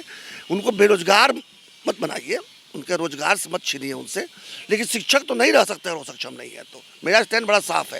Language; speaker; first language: Hindi; native; Hindi